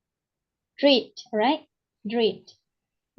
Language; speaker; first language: English; non-native, learner; Indonesian